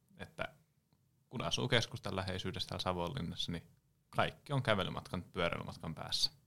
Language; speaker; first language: Finnish; native; Finnish